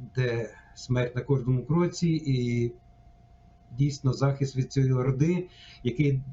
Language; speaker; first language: Ukrainian; native; Ukrainian